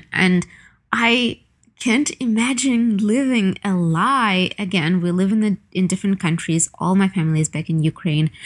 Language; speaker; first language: English; non-native, fluent; Ukrainian